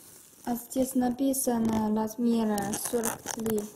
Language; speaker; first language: Russian; non-native, learner; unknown